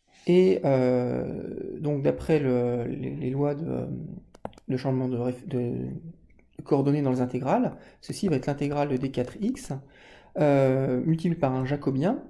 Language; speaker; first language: French; native; French